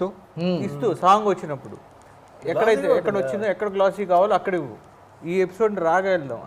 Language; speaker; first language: Telugu; native; Telugu